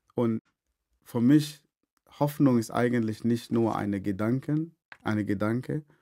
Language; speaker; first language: German; non-native, fluent; Arabic